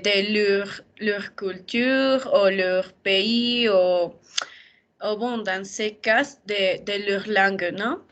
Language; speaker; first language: French; non-native, learner; Spanish